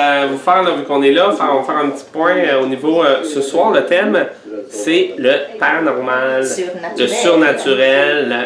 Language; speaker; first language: French; native; French